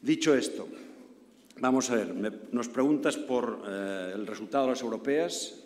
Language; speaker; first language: Spanish; non-native, local second language; Catalan